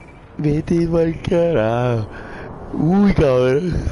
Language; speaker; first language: Spanish; native; Spanish